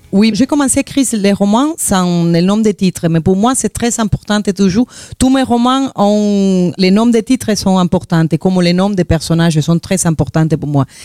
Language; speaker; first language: French; non-native, fluent; Spanish